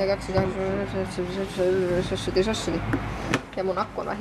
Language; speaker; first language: Finnish; native; Finnish